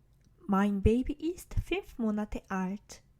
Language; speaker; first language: German; non-native, learner; Korean